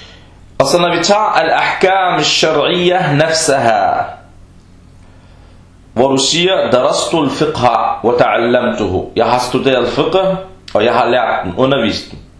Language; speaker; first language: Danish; early bilingual, other home language; Arabic